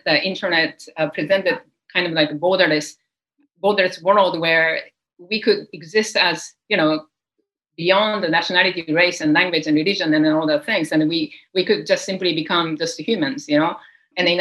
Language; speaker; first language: English; non-native, fluent; Japanese